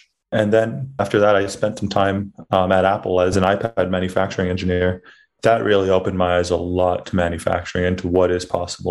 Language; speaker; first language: English; native; English